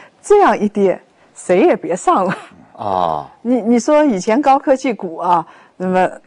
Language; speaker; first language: Chinese; native; Chinese